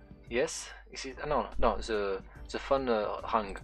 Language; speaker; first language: English; non-native, fluent; French